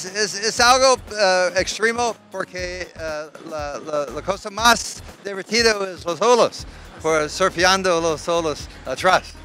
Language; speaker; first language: Spanish; non-native, learner; English